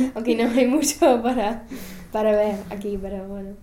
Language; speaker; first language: Spanish; non-native, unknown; English